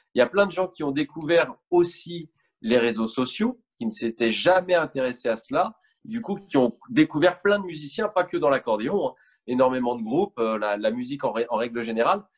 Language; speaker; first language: French; native; French